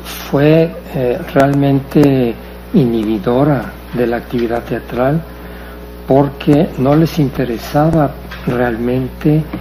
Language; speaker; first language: Spanish; native; Spanish